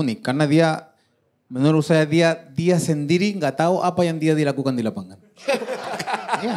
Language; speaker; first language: Indonesian; non-native, fluent; Spanish